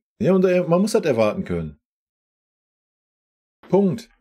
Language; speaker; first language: German; native; German